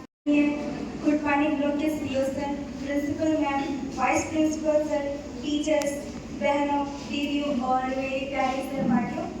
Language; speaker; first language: Hindi; non-native, local second language; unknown